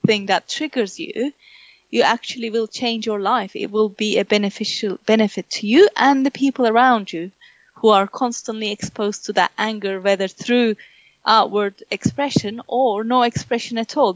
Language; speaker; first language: English; non-native, fluent; Turkish